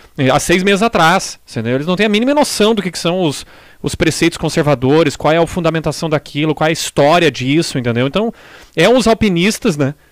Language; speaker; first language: Portuguese; native; Portuguese